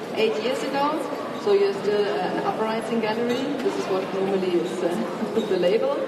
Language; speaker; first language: English; non-native, fluent; German